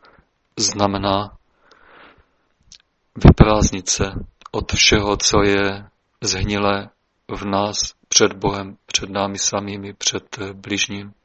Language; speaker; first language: Czech; native; Czech